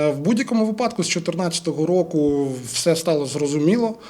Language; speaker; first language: Ukrainian; non-native, local second language; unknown